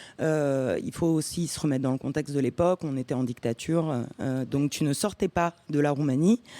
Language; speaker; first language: French; early bilingual, other home language; Romanian